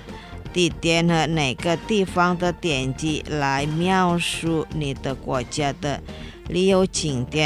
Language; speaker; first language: Chinese; non-native, fluent; Indonesian